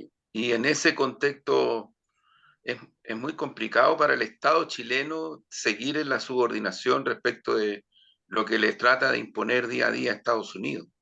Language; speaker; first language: Spanish; native; Spanish